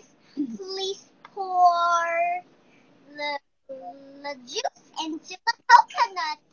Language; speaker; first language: English; non-native, learner; Chinese